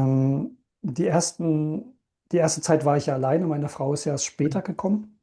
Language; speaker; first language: German; native; German